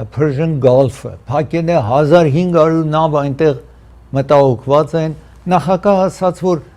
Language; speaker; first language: Armenian; early bilingual, heritage; Armenian